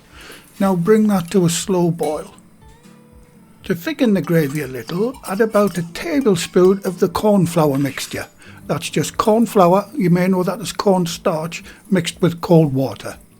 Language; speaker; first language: English; native; English